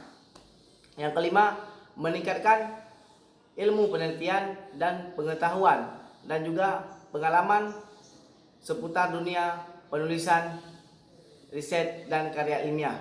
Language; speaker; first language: Indonesian; native; Indonesian